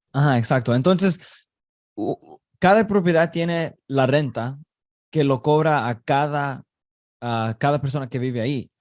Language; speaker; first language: Spanish; early bilingual, heritage; Spanish